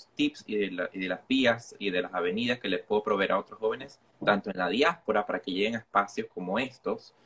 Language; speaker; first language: Spanish; native; Spanish